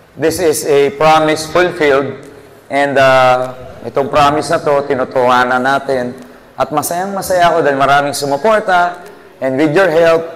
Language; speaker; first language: Filipino; native; Filipino